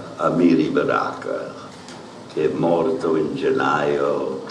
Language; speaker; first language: Italian; non-native, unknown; English